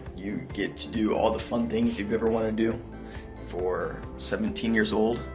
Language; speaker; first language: English; native; English